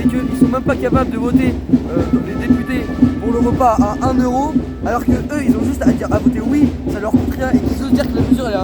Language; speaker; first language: French; native; French